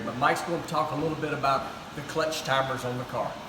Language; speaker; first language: English; native; English